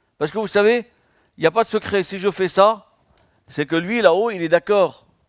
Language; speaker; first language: French; non-native, local second language; Arabic